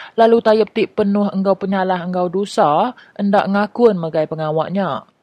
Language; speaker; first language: Malay; native; Malay